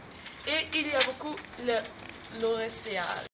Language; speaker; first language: French; non-native, learner; Dutch